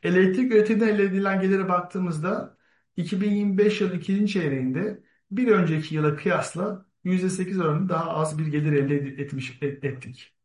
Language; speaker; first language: Turkish; native; Turkish